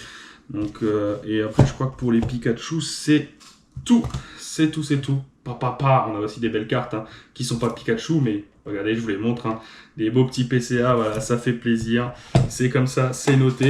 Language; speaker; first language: French; native; French